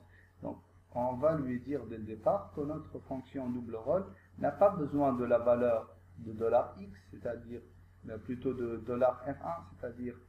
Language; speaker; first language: French; non-native, local second language; Arabic